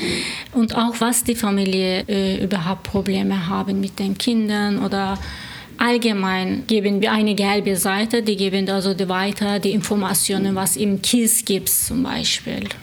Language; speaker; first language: German; non-native, learner; Turkish